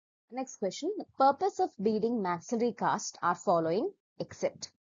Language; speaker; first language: English; non-native, local second language; Malayalam